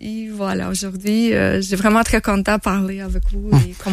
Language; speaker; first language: French; non-native, learner; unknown